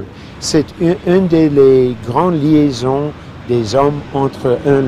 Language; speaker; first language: French; non-native, fluent; English